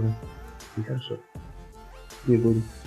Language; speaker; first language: Russian; non-native, local second language; Kazakh